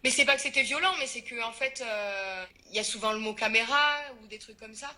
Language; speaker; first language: French; native; French